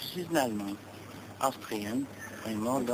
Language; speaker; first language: French; non-native, learner; English